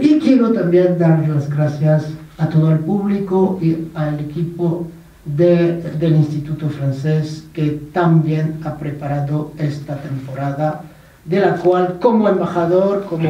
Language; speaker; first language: Spanish; non-native, fluent; French